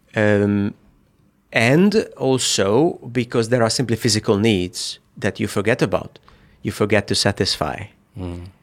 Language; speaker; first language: English; non-native, fluent; Hungarian